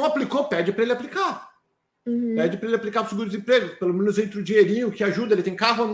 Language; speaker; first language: Portuguese; native; Portuguese